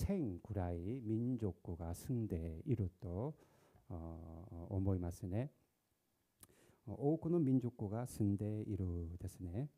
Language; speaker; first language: Japanese; non-native, learner; Korean